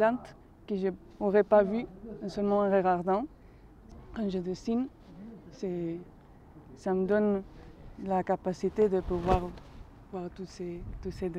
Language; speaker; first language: French; non-native, fluent; Spanish